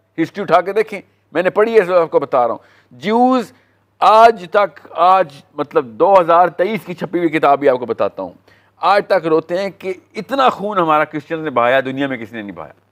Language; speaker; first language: Hindi; native; Hindi